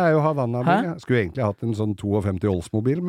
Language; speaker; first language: Norwegian; native; Norwegian